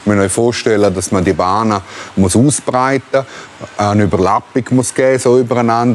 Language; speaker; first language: German; native; German